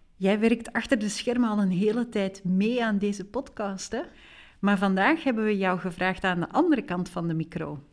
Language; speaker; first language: Dutch; native; Dutch